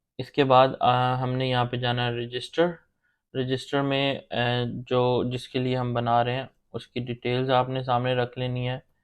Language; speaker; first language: Urdu; non-native, local second language; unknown